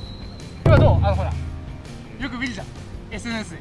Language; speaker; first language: Japanese; native; Japanese